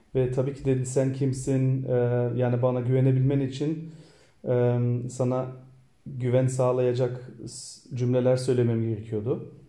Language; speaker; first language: Turkish; early bilingual, heritage; Turkish